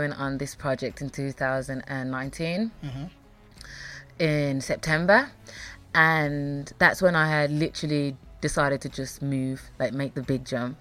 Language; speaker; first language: English; native; English